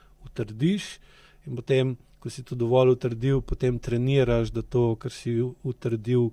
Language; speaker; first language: Slovenian; native; Slovenian